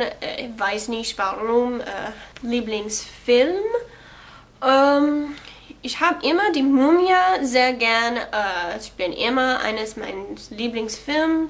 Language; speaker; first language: German; non-native, learner; English